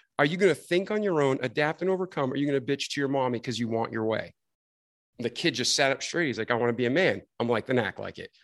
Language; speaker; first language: English; native; English